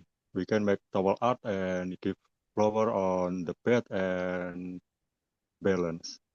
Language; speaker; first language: English; non-native, learner; Indonesian